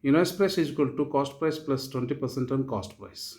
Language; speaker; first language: English; non-native, local second language; Kannada